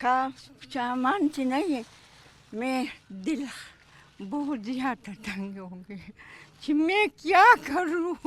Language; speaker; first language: Hindi; non-native, local second language; Pashto